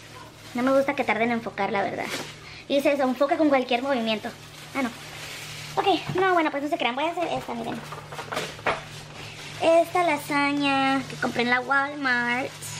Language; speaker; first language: Spanish; native; Spanish